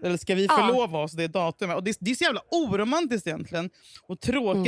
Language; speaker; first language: Swedish; native; Swedish